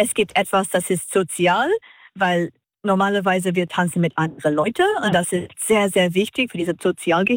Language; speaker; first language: German; non-native, learner; English